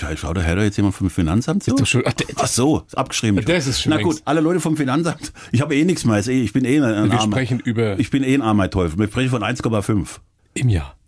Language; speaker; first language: German; native; German